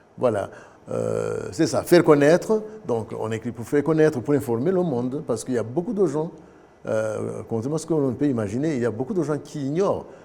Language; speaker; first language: French; non-native, local second language; Kinyarwanda